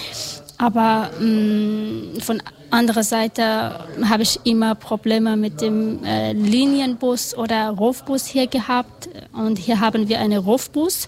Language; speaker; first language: German; non-native, learner; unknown